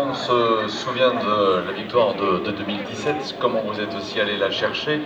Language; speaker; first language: French; native; French